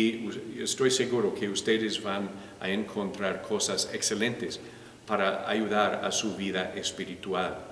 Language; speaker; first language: Spanish; non-native, learner; English